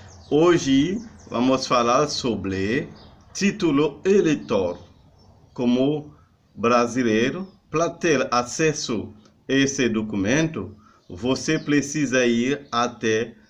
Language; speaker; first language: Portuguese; non-native, learner; Haitian Creole